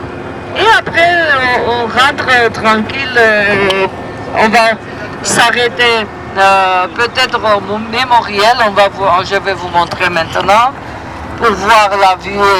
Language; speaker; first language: French; non-native, fluent; Georgian